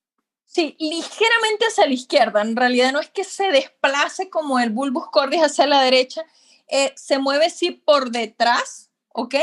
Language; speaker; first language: Spanish; native; Spanish